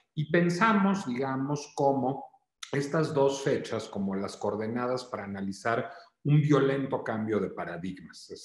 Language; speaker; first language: Spanish; native; Spanish